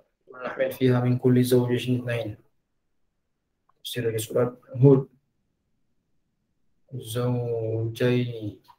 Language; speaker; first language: Arabic; non-native, fluent; Indonesian